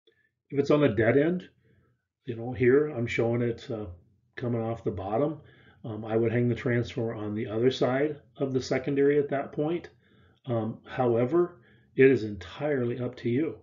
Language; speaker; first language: English; native; English